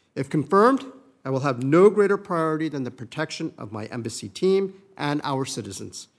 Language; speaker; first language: English; early bilingual, other home language; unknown